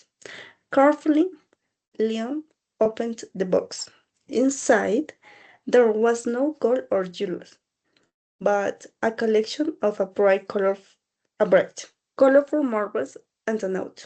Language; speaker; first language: English; non-native, learner; Spanish